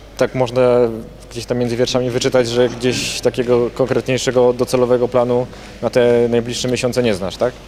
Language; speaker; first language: Polish; native; Polish